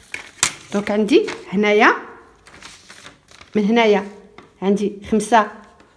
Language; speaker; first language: Arabic; native; Arabic